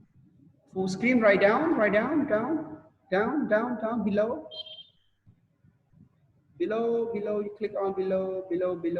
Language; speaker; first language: English; non-native, fluent; Khmer